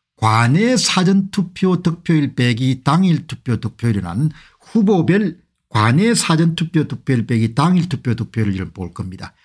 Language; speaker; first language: Korean; native; Korean